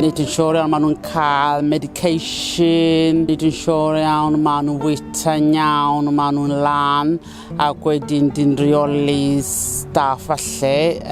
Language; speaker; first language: Welsh; non-native, fluent; Southern Sotho